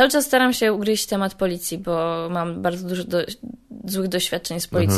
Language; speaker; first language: Polish; native; Polish